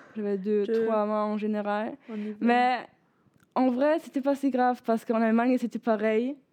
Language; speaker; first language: French; non-native, fluent; German